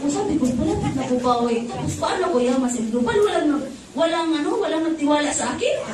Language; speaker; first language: Filipino; non-native, local second language; Cebuano